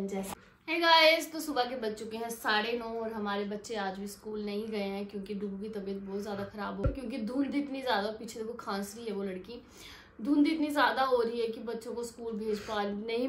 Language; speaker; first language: Hindi; native; Hindi